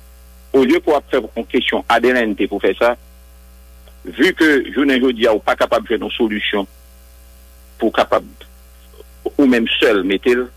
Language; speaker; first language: French; non-native, local second language; Haitian Creole